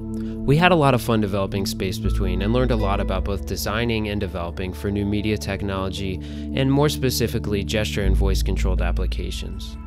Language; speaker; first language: English; native; English